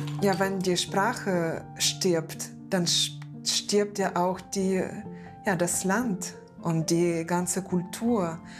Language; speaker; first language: German; non-native, fluent; Ukrainian